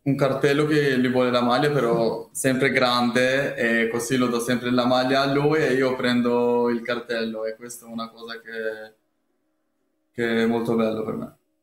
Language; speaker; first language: Italian; non-native, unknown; Albanian